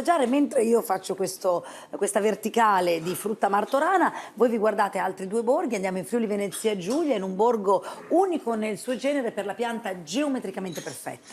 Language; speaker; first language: Italian; native; Italian